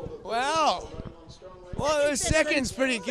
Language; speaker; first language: English; native; English